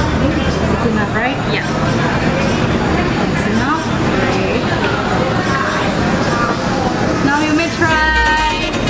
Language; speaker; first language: English; non-native, fluent; Indonesian